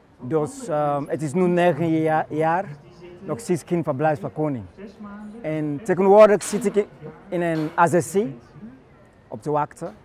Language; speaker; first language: Dutch; non-native, fluent; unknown